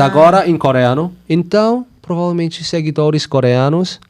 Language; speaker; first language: Portuguese; non-native, learner; Korean